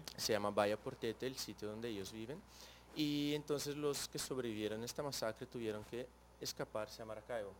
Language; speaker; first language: Spanish; non-native, fluent; Portuguese